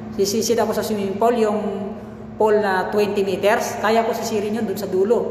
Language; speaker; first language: Filipino; non-native, local second language; Cebuano